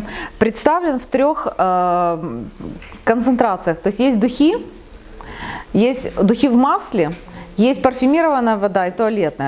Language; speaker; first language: Russian; native; Russian